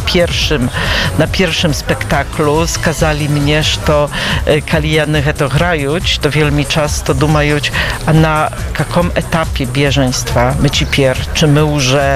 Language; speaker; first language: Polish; non-native, local second language; Belarusian